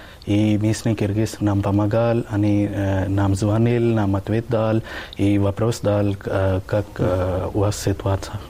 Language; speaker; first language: Russian; non-native, learner; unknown